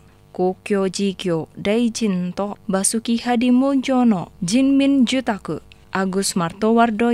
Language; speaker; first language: Japanese; non-native, fluent; Indonesian